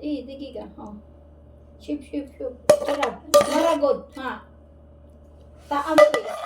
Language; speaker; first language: Arabic; non-native, learner; Cebuano